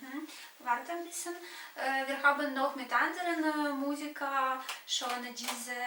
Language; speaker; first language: German; non-native, fluent; Romanian